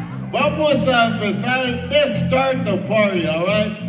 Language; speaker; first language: English; early bilingual, other home language; Spanish